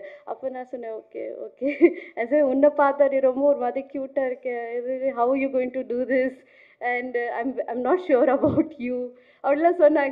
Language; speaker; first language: Tamil; non-native, fluent; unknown